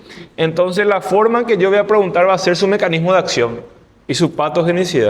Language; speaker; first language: Spanish; non-native, fluent; Portuguese